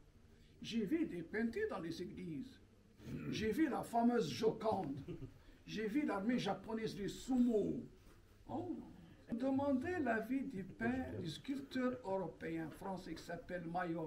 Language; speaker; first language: French; non-native, local second language; Arabic